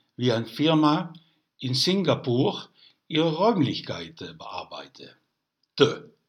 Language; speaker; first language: German; non-native, learner; Dutch